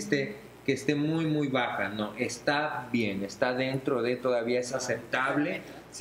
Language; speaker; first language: Spanish; native; Spanish